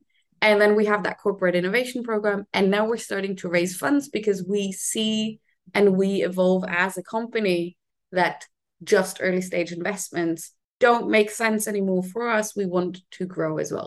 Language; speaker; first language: English; non-native, fluent; Hebrew